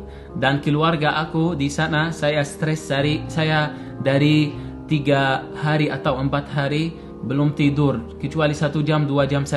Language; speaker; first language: Indonesian; non-native, learner; Arabic